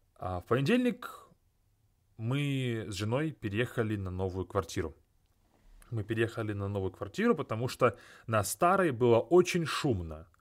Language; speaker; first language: Russian; native; Russian